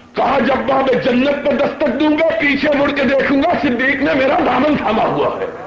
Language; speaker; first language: Urdu; non-native, local second language; Punjabi